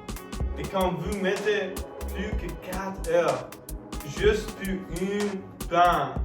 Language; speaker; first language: French; non-native, learner; English